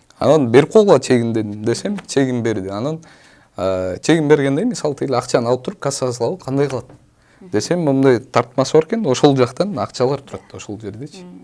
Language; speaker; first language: Kyrgyz; native; Kyrgyz